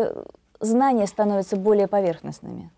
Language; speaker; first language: Russian; native; Russian